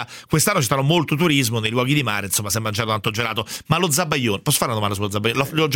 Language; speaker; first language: Italian; native; Italian